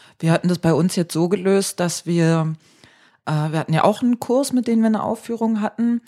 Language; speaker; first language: German; native; German